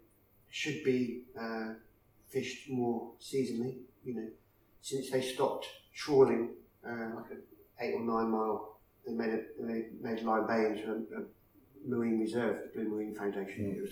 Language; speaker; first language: English; native; English